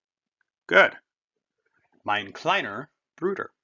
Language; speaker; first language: German; non-native, fluent; English